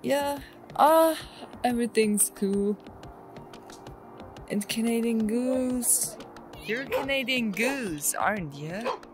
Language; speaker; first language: English; non-native, fluent; German